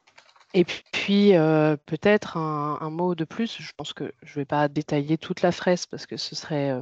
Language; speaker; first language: French; native; French